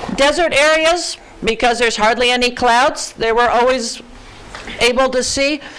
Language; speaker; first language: English; early bilingual, other home language; Ukrainian